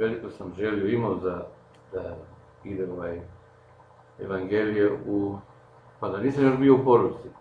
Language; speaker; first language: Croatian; non-native, local second language; Slovenian